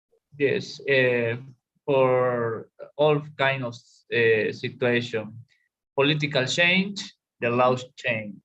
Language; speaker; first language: English; non-native, learner; Spanish